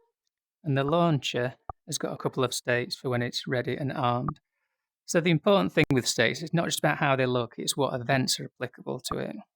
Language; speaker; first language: English; native; English